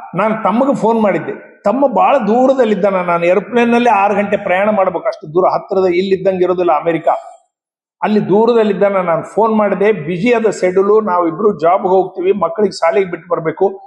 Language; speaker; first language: Kannada; native; Kannada